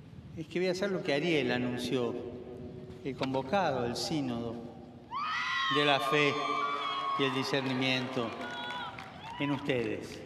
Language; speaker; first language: Spanish; native; Spanish